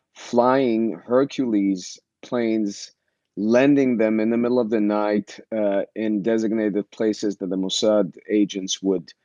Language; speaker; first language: English; early bilingual, other home language; Russian